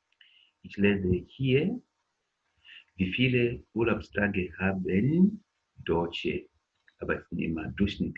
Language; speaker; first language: German; non-native, learner; English